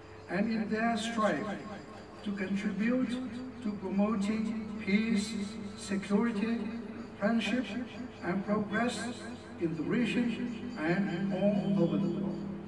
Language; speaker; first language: English; non-native, fluent; Vietnamese